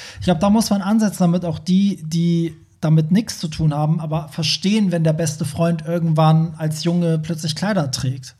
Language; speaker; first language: German; native; German